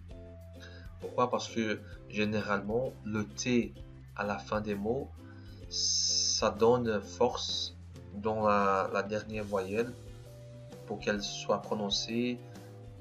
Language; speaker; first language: French; non-native, fluent; Portuguese